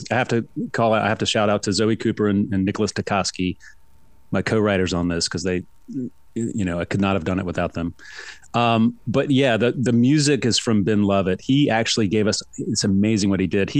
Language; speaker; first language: English; native; English